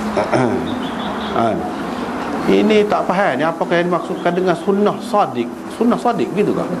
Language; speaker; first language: Malay; native; Malay